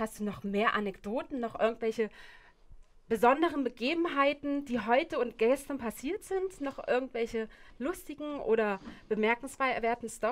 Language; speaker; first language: German; native; German